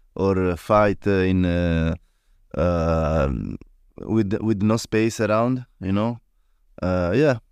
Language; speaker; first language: English; non-native, learner; Italian